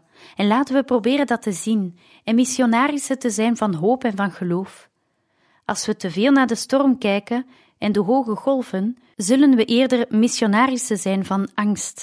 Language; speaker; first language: Dutch; native; Dutch